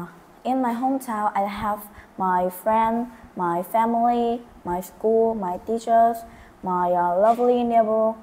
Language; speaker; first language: English; non-native, learner; Vietnamese